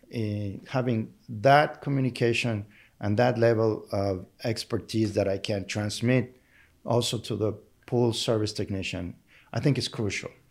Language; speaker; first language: English; non-native, fluent; Spanish